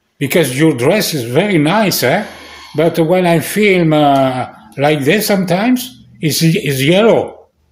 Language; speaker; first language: English; non-native, learner; French